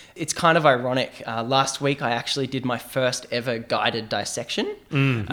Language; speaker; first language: English; native; English